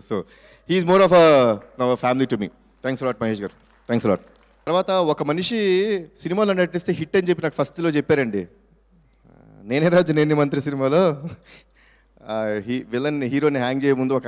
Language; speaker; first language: Telugu; native; Telugu